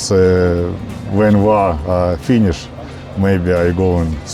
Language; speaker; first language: English; non-native, learner; Ukrainian